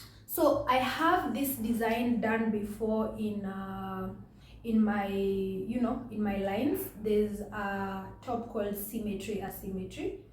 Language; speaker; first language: English; non-native, local second language; Swahili